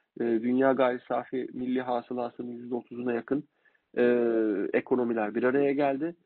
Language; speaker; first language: Turkish; native; Turkish